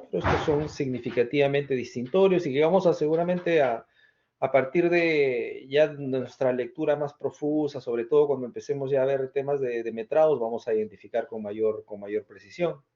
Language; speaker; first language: Spanish; native; Spanish